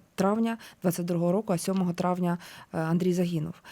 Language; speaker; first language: Ukrainian; native; Ukrainian